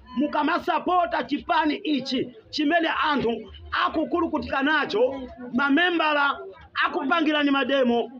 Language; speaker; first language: Nyanja; non-native, local second language; Tumbuka